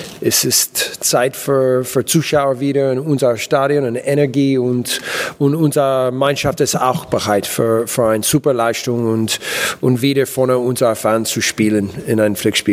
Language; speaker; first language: German; non-native, learner; English